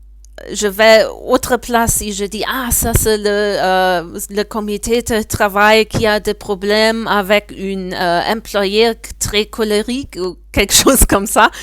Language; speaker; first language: French; non-native, learner; German